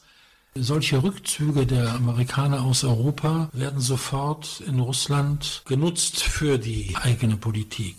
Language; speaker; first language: German; non-native, fluent; Polish